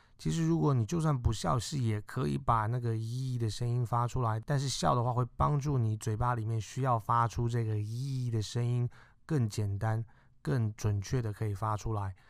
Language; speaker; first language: Chinese; native; Chinese